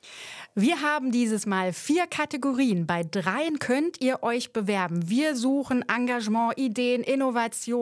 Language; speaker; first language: German; native; German